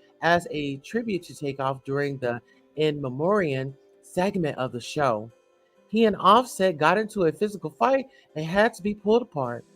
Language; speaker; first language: English; native; English